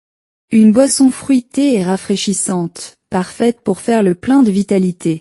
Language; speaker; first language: French; non-native, learner; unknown